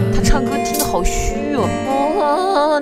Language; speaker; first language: Chinese; native; Chinese